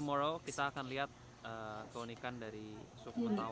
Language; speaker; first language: Indonesian; native; Indonesian